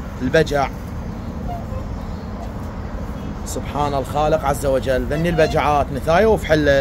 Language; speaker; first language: Arabic; native; Arabic